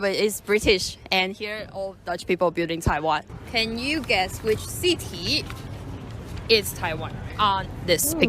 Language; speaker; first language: English; non-native, fluent; Chinese